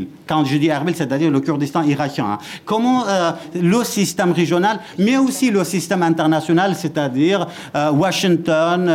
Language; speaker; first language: French; non-native, fluent; Kurdish